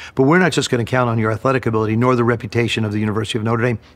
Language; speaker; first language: English; native; English